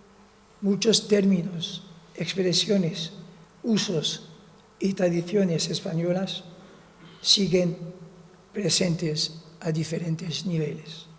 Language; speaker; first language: Spanish; non-native, fluent; Arabic